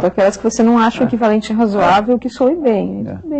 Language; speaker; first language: Portuguese; native; Portuguese